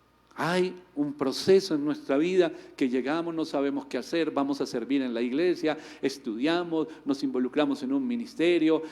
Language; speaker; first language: Spanish; native; Spanish